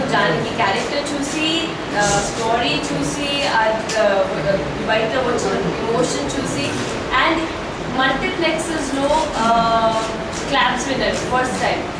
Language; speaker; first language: Telugu; non-native, local second language; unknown